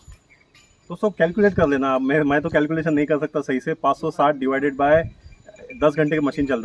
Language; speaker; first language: Hindi; non-native, local second language; Marathi